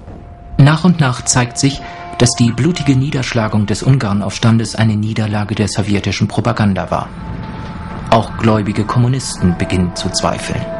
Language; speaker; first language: German; native; German